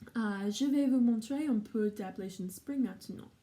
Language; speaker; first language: French; non-native, learner; English